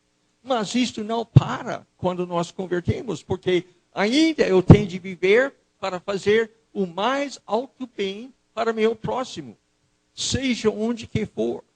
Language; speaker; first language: Portuguese; non-native, fluent; English